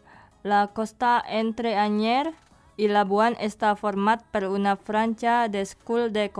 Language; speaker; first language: Catalan; non-native, fluent; Indonesian